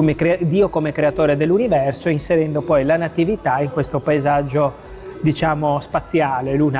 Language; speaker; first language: Italian; native; Italian